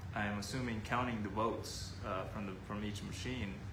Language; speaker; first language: English; native; English